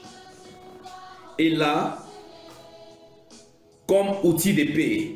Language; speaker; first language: French; non-native, local second language; Swahili